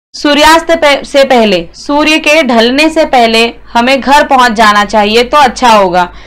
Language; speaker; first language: Hindi; non-native, local second language; Marathi